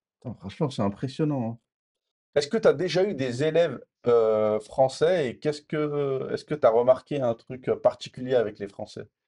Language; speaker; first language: French; native; French